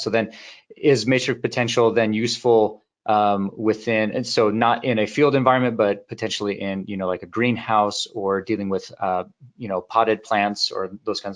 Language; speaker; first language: English; native; English